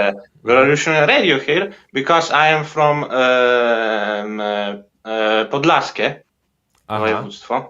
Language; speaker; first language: English; non-native, fluent; Polish